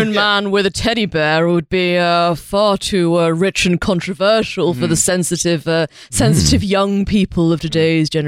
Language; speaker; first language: English; native; English